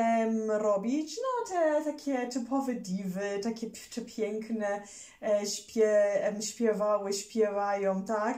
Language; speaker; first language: Polish; early bilingual, heritage; German